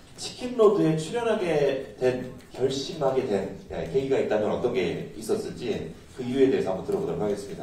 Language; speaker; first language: Korean; native; Korean